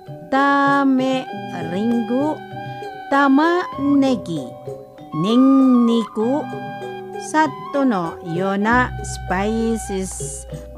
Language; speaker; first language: Japanese; non-native, fluent; Indonesian